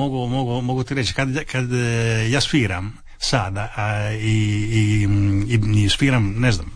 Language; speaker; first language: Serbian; early bilingual, heritage; Italian